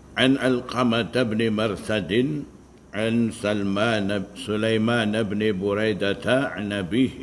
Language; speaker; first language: Arabic; non-native, fluent; Malay